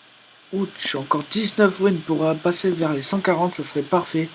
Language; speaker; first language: French; native; French